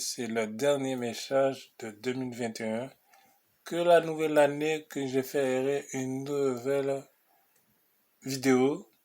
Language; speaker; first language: French; non-native, local second language; Haitian Creole